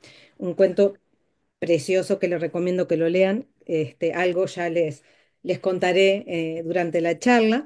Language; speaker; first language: Spanish; native; Spanish